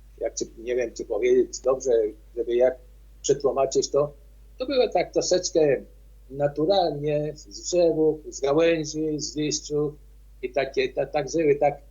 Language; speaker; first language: Polish; early bilingual, heritage; Polish